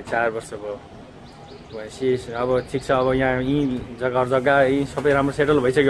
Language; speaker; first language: Nepali; native; Nepali